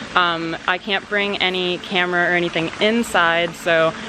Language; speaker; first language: English; native; English